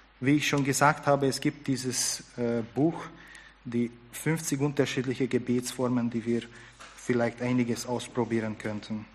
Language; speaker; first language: German; non-native, fluent; Hungarian